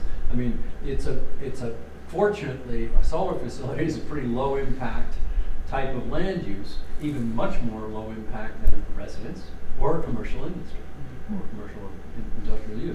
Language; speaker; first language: English; native; English